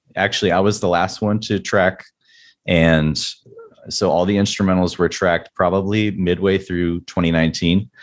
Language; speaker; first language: English; native; English